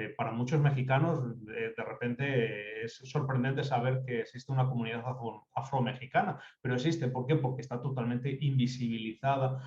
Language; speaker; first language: Spanish; native; Spanish